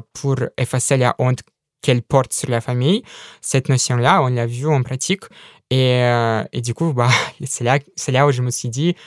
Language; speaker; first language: French; non-native, fluent; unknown